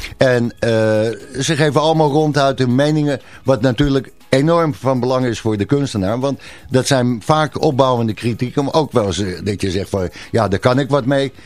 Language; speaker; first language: Dutch; native; Dutch